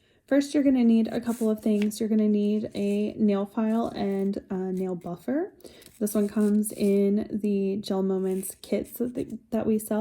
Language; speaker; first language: English; native; English